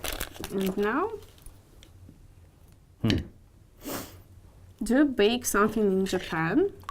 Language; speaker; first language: English; non-native, learner; Russian